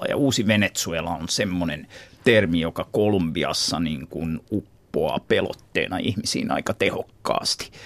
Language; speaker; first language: Finnish; native; Finnish